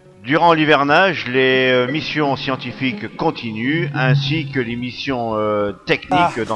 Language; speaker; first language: French; native; French